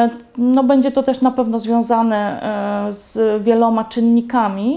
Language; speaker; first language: Polish; native; Polish